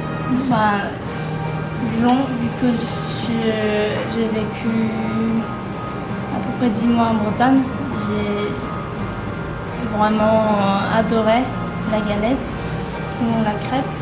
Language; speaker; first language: French; non-native, fluent; Korean